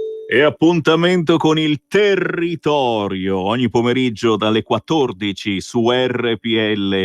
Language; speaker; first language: Italian; native; Italian